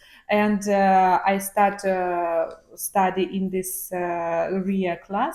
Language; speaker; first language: English; non-native, learner; Ukrainian